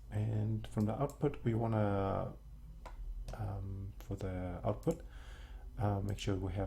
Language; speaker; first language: English; non-native, fluent; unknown